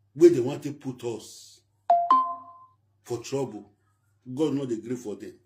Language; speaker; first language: Nigerian Pidgin; native; Nigerian Pidgin